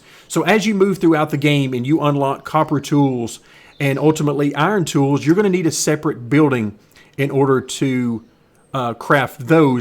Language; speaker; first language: English; native; English